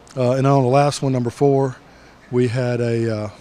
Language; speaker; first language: English; native; English